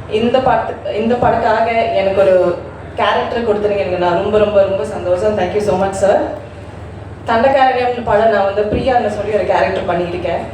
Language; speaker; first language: Tamil; non-native, learner; Malayalam